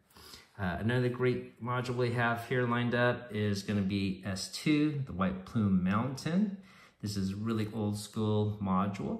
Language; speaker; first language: English; native; English